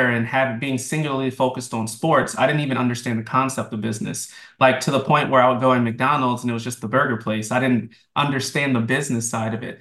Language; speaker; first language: English; native; English